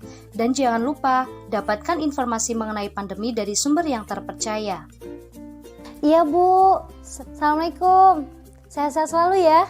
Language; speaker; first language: Indonesian; native; Indonesian